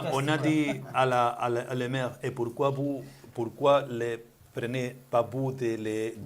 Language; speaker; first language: French; non-native, learner; Spanish